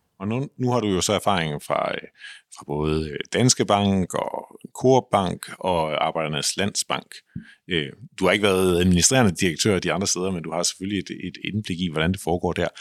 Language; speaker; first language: Danish; native; Danish